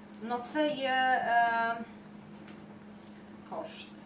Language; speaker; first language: Ukrainian; non-native, fluent; Polish